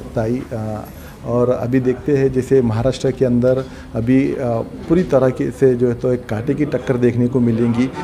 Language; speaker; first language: Hindi; non-native, local second language; Marathi